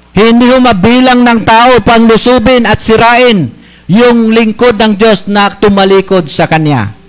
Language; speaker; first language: Filipino; non-native, local second language; Bikol